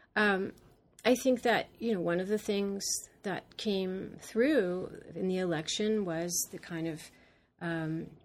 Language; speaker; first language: English; native; English